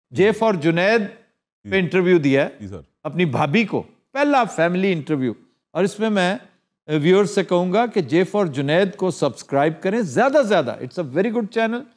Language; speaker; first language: Urdu; non-native, local second language; Punjabi